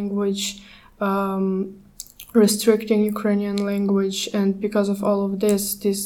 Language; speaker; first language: English; non-native, fluent; Ukrainian